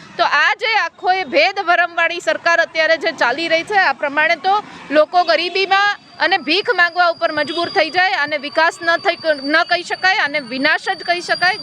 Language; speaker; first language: Gujarati; native; Gujarati